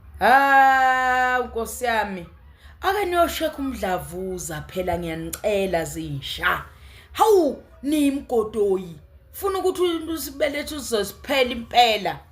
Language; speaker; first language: Zulu; native; Zulu